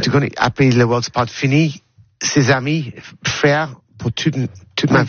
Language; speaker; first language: French; non-native, learner; English